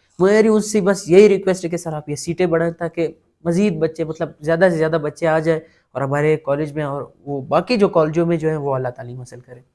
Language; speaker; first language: Urdu; non-native, local second language; Pashto